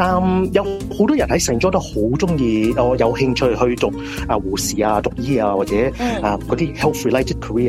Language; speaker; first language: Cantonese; early bilingual, heritage; Cantonese